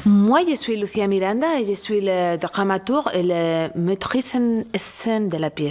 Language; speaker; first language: French; non-native, learner; Spanish